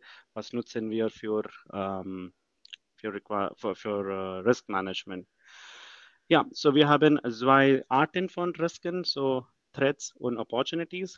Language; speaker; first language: German; non-native, fluent; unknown